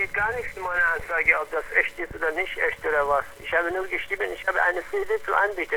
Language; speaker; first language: German; non-native, learner; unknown